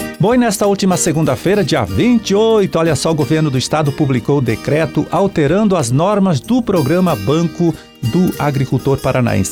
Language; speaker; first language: Portuguese; native; Portuguese